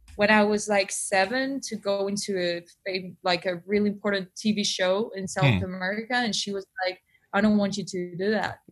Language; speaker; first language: English; non-native, fluent; Spanish